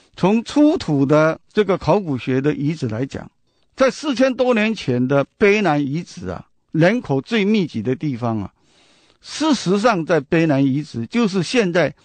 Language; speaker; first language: Chinese; non-native, local second language; Min Nan Chinese